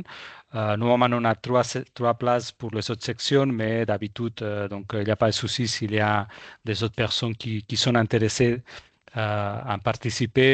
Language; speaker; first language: French; non-native, fluent; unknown